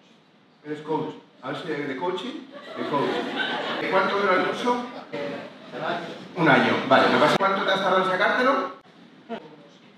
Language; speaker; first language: Spanish; native; Spanish